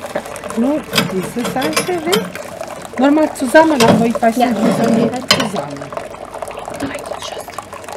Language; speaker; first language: German; non-native, learner; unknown